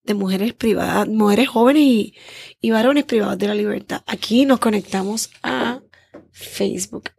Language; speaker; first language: Spanish; native; Spanish